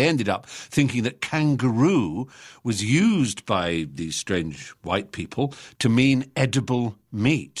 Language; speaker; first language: English; native; English